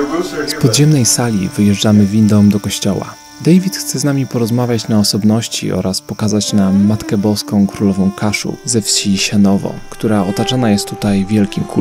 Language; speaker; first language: Polish; native; Polish